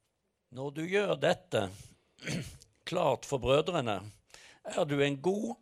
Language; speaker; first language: Norwegian; non-native, fluent; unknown